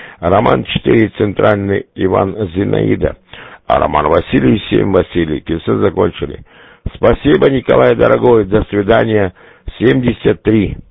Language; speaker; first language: Russian; native; Russian